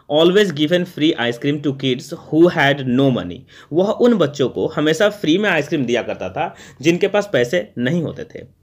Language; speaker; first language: Hindi; native; Hindi